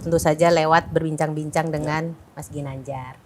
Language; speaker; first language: Indonesian; native; Indonesian